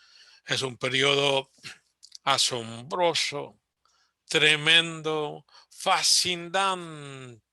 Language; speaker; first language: Spanish; early bilingual, heritage; Spanish